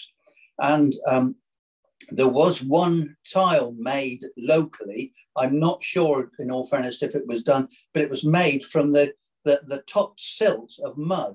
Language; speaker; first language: English; native; English